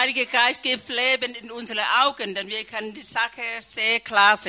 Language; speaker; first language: German; non-native, learner; Thai